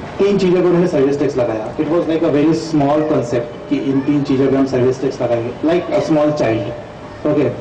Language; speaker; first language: Hindi; non-native, local second language; Sindhi